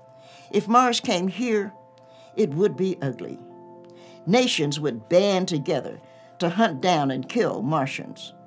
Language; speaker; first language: English; native; English